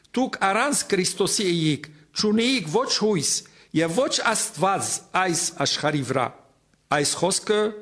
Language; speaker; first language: Armenian; native; Armenian